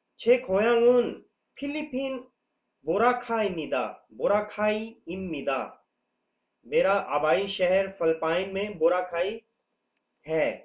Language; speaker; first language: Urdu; native; Urdu